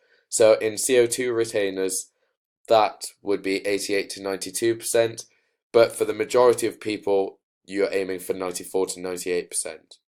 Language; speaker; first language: English; native; English